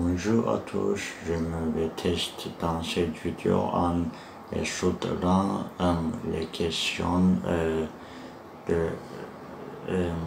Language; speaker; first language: French; non-native, learner; Turkish